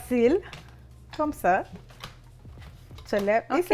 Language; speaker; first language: French; non-native, fluent; Spanish